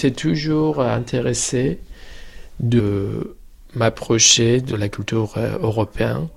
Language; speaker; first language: French; non-native, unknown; Persian